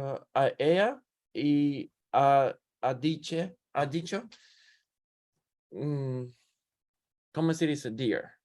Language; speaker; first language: Spanish; non-native, learner; English